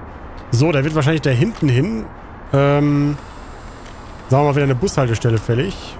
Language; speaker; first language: German; native; German